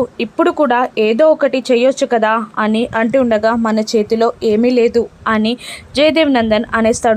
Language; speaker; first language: Telugu; native; Telugu